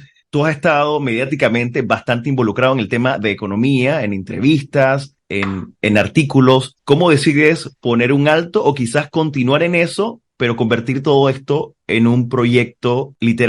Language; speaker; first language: Spanish; native; Spanish